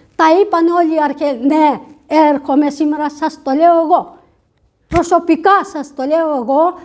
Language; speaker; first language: Greek; non-native, fluent; Urdu